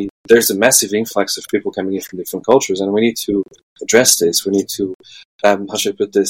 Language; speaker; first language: English; non-native, fluent; Portuguese